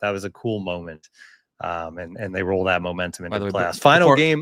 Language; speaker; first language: English; native; English